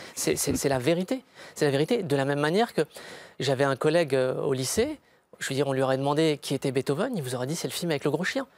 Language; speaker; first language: French; native; French